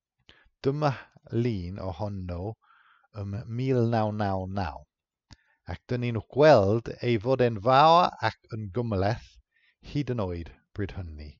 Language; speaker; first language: Welsh; non-native, fluent; English